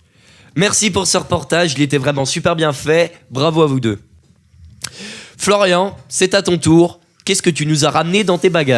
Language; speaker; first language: French; native; French